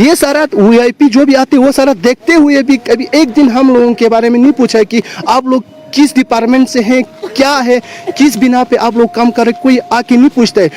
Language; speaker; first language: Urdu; non-native, local second language; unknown